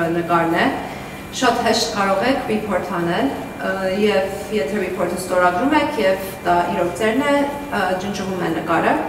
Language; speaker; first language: Armenian; early bilingual, heritage; Armenian